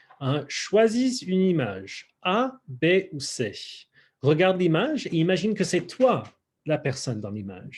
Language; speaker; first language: French; non-native, fluent; English